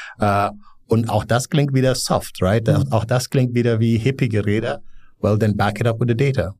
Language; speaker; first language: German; non-native, fluent; Wolof